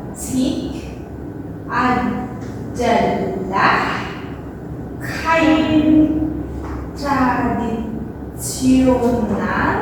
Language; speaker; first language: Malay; non-native, learner; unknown